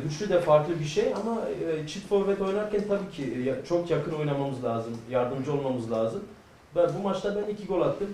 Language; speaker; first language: Turkish; early bilingual, heritage; Turkish